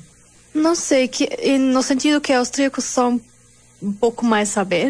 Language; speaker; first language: Portuguese; non-native, learner; German